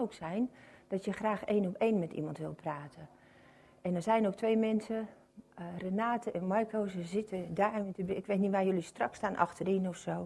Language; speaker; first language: Dutch; native; Dutch